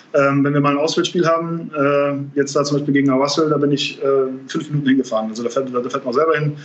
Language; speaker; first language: German; native; German